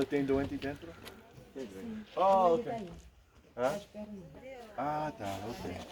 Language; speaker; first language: Portuguese; non-native, learner; English